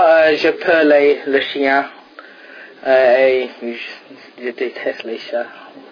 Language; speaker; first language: French; non-native, learner; English